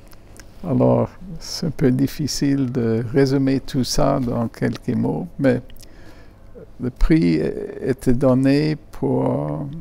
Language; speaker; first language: French; non-native, fluent; German